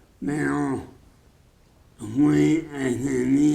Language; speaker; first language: Spanish; non-native, fluent; English